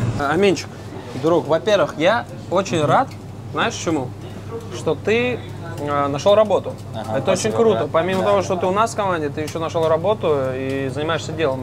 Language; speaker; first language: Russian; native; Russian